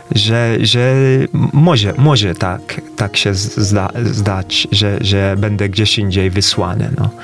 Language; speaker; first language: Polish; non-native, fluent; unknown